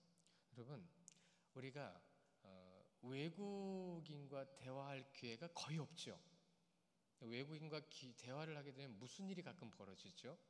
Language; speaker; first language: Korean; native; Korean